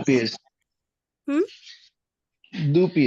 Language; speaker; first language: French; non-native, learner; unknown